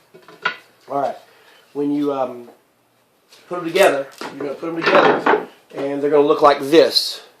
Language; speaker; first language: English; native; English